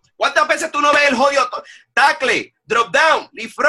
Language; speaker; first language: Spanish; native; Spanish